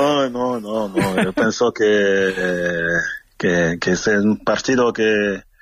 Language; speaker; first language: Spanish; non-native, fluent; French